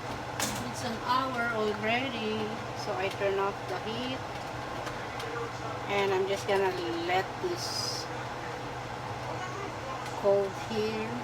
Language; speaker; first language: English; non-native, local second language; Filipino